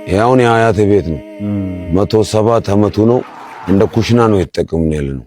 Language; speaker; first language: Amharic; non-native, local second language; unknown